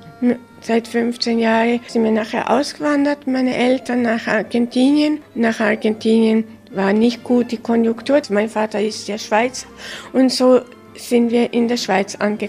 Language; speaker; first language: German; early bilingual, heritage; German